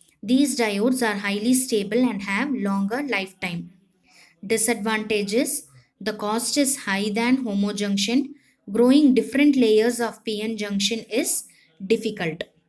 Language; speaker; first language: English; non-native, local second language; Tamil